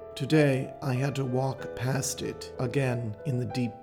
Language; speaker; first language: English; native; English